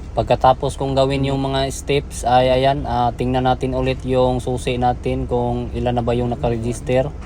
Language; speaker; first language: Filipino; non-native, local second language; Cebuano